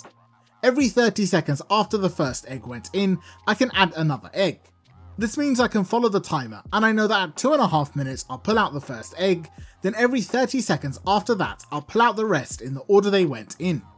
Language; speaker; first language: English; native; English